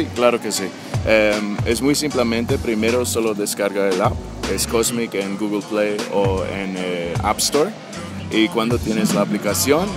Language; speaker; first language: Spanish; non-native, learner; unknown